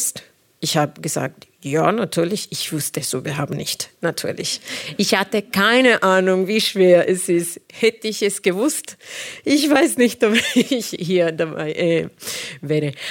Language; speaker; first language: German; non-native, fluent; Spanish